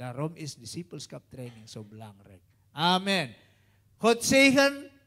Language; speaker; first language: Dutch; non-native, learner; Indonesian